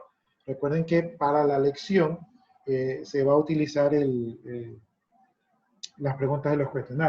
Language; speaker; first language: Spanish; native; Spanish